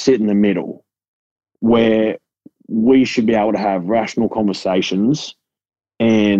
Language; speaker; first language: English; native; English